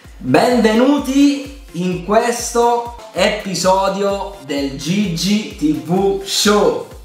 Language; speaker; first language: Italian; native; Italian